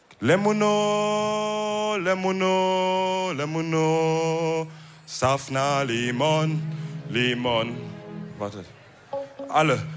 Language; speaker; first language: German; early bilingual, other home language; Wolof